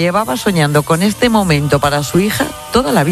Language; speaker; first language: Spanish; native; Spanish